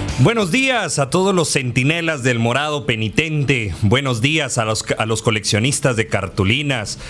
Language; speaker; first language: Spanish; native; Spanish